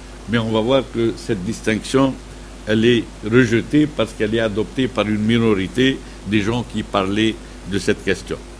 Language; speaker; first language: French; non-native, local second language; Arabic